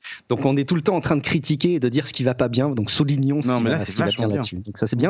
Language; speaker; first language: French; native; French